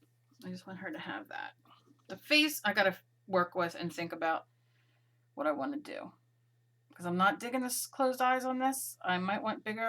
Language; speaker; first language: English; native; English